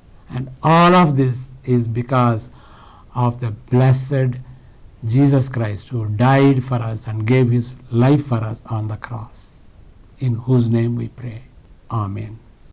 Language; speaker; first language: English; non-native, local second language; Telugu